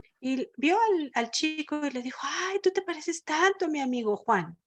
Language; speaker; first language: Spanish; native; Spanish